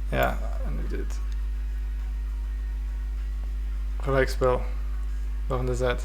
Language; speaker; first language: Dutch; non-native, fluent; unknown